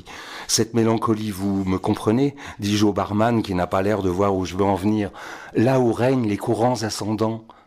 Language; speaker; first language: French; native; French